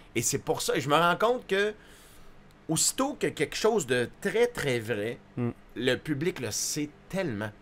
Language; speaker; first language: French; native; French